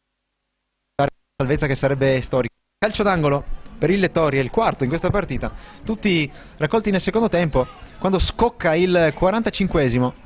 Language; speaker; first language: Italian; native; Italian